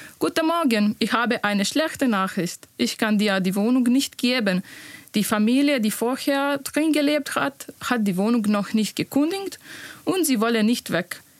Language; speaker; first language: German; non-native, learner; Bosnian